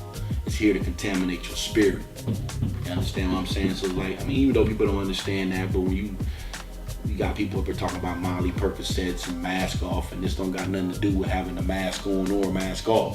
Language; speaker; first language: English; native; English